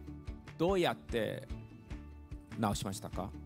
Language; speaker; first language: Japanese; non-native, learner; Korean